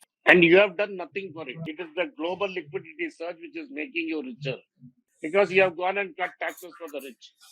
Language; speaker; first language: English; non-native, local second language; Tamil